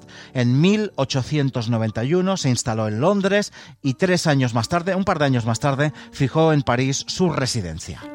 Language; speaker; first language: Spanish; native; Spanish